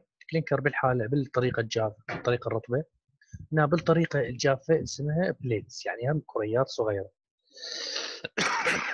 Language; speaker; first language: Arabic; native; Arabic